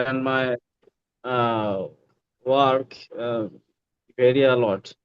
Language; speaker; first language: English; non-native, learner; Bangla